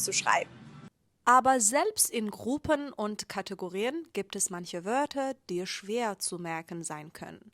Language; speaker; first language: German; non-native, fluent; Persian